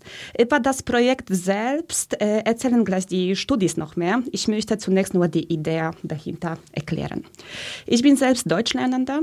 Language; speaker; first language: German; early bilingual, other home language; Polish